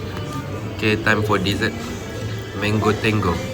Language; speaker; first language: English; non-native, local second language; Malay